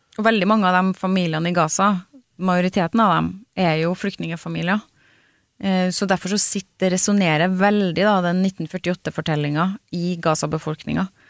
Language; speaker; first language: Norwegian; native; Norwegian